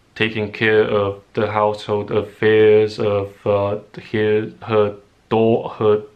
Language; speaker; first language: English; non-native, fluent; Chinese